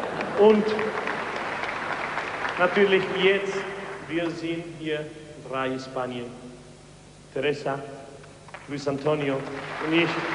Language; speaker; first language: German; non-native, learner; Spanish